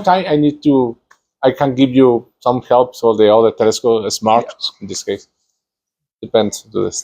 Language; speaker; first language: English; non-native, learner; Spanish